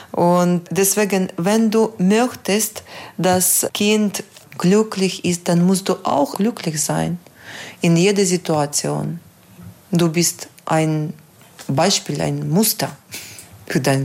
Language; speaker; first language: German; non-native, fluent; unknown